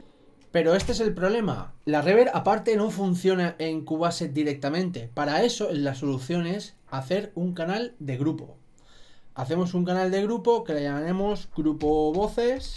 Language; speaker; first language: Spanish; native; Spanish